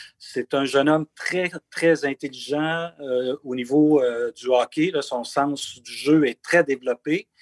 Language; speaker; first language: French; native; French